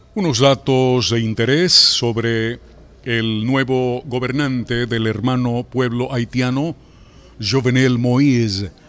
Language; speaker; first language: Spanish; native; Spanish